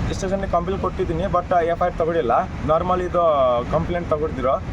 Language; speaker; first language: Kannada; non-native, learner; Nepali